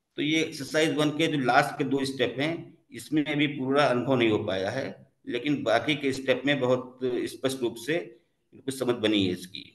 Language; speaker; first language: Hindi; native; Hindi